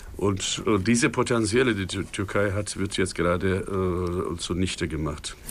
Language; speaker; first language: German; non-native, fluent; Turkish